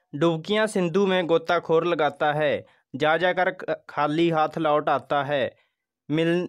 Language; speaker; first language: Hindi; non-native, local second language; Punjabi